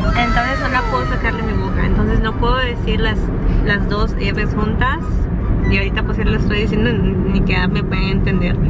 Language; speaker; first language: Spanish; early bilingual, heritage; Spanish